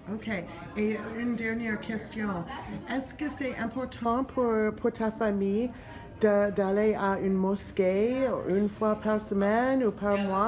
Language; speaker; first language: French; non-native, learner; English